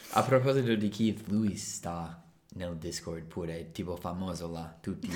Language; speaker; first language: Italian; non-native, fluent; English